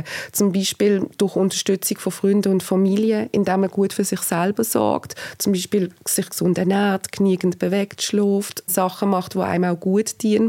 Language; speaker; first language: German; native; German